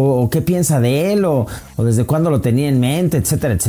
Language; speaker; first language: Spanish; native; Spanish